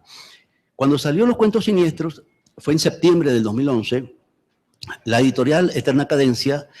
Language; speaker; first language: Spanish; native; Spanish